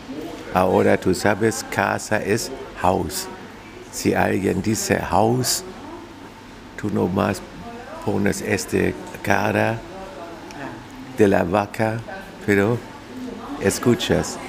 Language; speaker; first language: Spanish; non-native, fluent; German